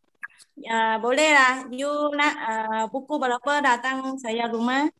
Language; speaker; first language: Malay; non-native, learner; Vietnamese